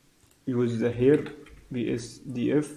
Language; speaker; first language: English; non-native, fluent; Arabic